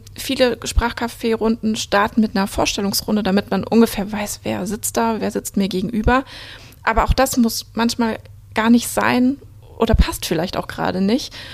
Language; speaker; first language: German; native; German